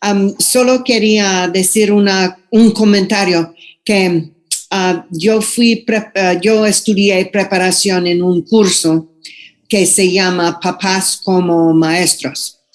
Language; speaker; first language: Spanish; non-native, fluent; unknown